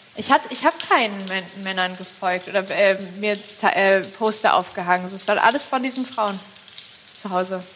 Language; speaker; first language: German; native; German